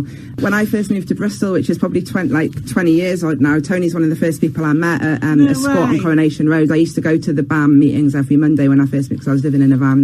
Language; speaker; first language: English; native; English